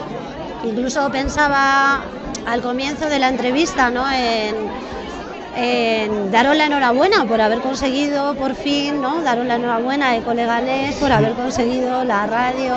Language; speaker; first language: Spanish; native; Spanish